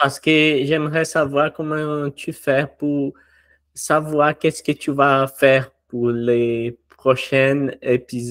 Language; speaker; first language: French; non-native, learner; Portuguese